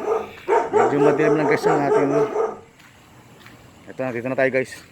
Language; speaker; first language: Filipino; native; Filipino